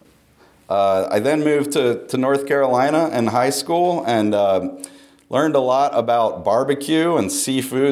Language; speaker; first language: English; native; English